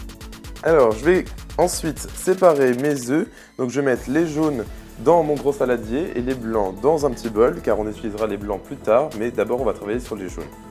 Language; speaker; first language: French; native; French